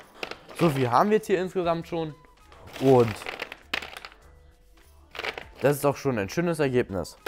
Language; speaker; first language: German; native; German